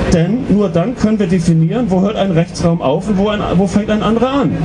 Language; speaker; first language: German; native; German